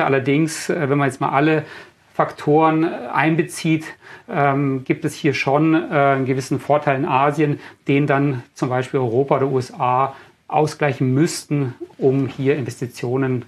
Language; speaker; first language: German; native; German